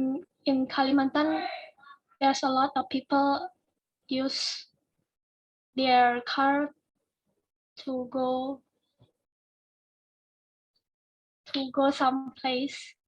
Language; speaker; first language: English; non-native, learner; Indonesian